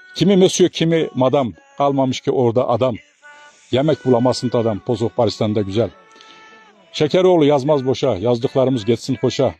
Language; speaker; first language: Turkish; native; Turkish